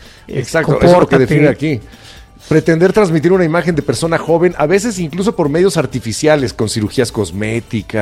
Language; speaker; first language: Spanish; native; Spanish